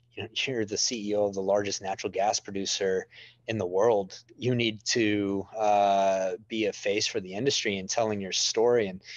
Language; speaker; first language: English; native; English